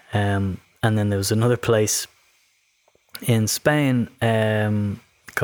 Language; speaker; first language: English; native; English